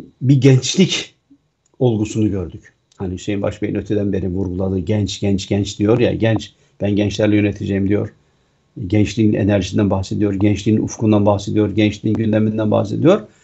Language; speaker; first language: Turkish; native; Turkish